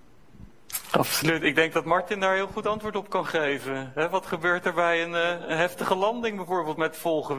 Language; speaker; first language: Dutch; native; Dutch